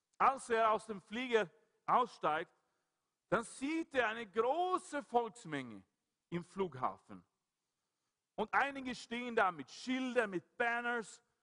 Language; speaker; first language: German; non-native, fluent; Swedish